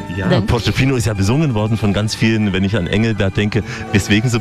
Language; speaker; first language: German; native; German